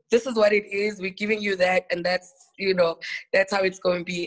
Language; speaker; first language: English; non-native, local second language; Xhosa